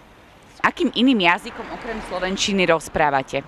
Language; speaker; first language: Slovak; native; Slovak